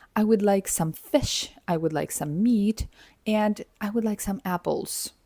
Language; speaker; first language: English; non-native, fluent; Ukrainian